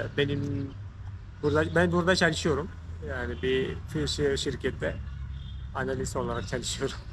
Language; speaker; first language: Turkish; non-native, fluent; Malayalam